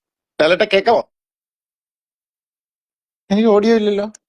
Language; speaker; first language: Malayalam; native; Malayalam